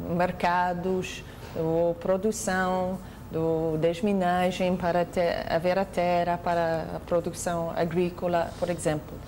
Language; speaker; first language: Portuguese; non-native, fluent; English